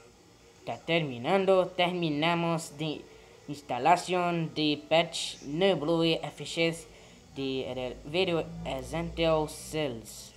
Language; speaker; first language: Spanish; non-native, learner; Portuguese